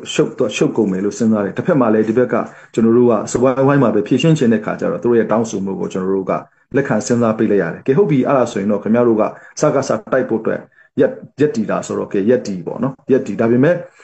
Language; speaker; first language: Burmese; non-native, local second language; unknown